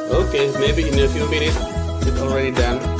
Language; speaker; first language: English; non-native, learner; Indonesian